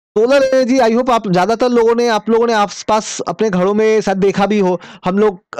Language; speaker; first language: Hindi; native; Hindi